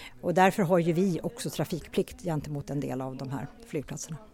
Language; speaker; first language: Swedish; native; Swedish